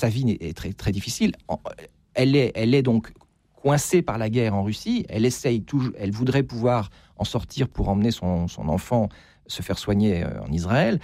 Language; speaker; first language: French; native; French